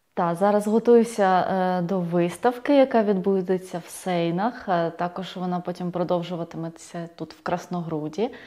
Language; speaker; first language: Ukrainian; native; Ukrainian